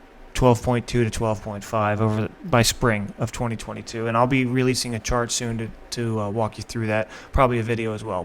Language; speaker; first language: English; native; English